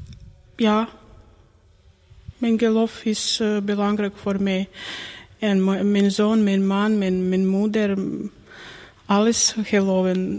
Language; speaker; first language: Dutch; non-native, learner; Croatian